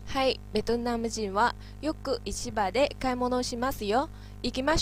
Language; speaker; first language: Japanese; non-native, learner; Vietnamese